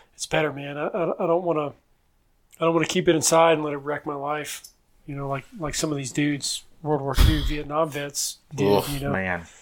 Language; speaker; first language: English; native; English